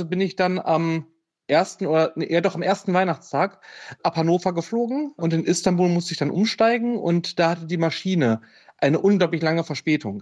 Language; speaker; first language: German; native; German